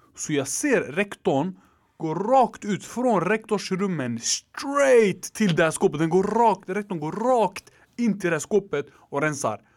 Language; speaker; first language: Swedish; early bilingual, other home language; Arabic